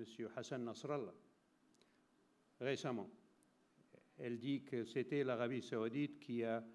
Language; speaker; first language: French; non-native, fluent; Arabic